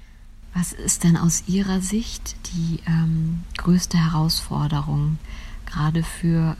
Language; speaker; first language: German; native; German